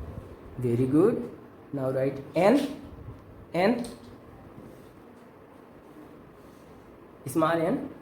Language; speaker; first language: English; non-native, local second language; Hindi